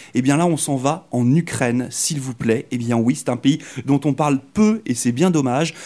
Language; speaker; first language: French; native; French